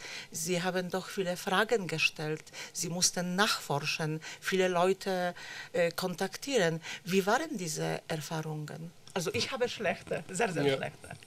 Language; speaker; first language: German; non-native, fluent; Polish